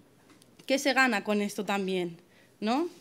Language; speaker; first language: Spanish; native; Spanish